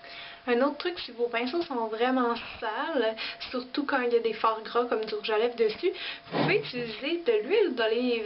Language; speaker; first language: French; native; French